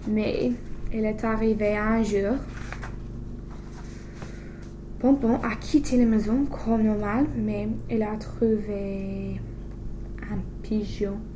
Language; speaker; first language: French; non-native, learner; English